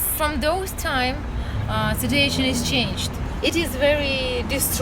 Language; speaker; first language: English; non-native, learner; Russian